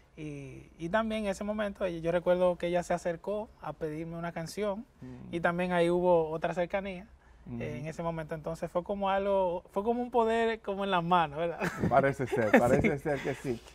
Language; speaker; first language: Spanish; native; Spanish